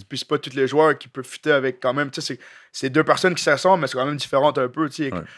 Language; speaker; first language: French; native; French